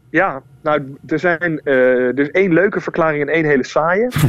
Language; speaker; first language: Dutch; native; Dutch